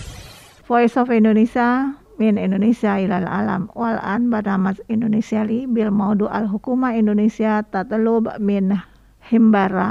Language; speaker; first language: Arabic; non-native, fluent; Indonesian